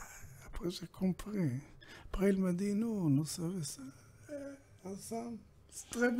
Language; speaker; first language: French; non-native, learner; Hebrew